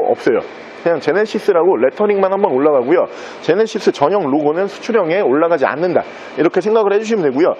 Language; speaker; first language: Korean; native; Korean